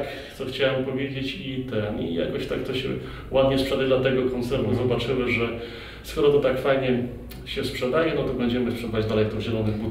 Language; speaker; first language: Polish; native; Polish